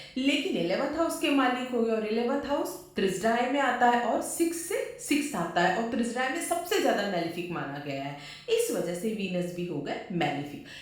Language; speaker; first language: Hindi; native; Hindi